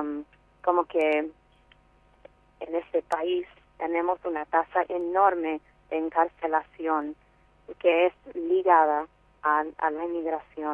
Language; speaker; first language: Spanish; non-native, fluent; English